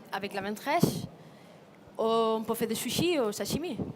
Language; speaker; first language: French; non-native, fluent; Spanish